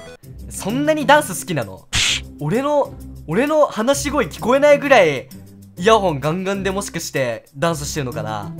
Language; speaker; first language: Japanese; native; Japanese